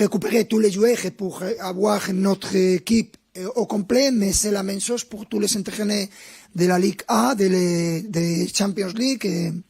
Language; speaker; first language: French; non-native, fluent; Spanish